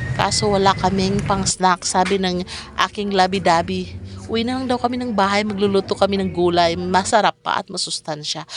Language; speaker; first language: Filipino; non-native, local second language; Cebuano